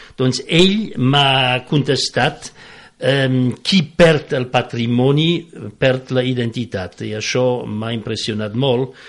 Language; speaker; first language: Catalan; non-native, fluent; French